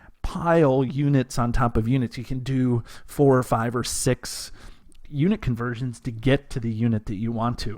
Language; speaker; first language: English; native; English